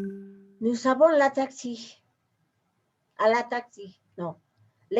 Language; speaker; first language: French; non-native, learner; Spanish